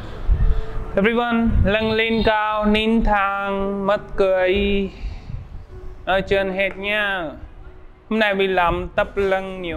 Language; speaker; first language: Vietnamese; non-native, learner; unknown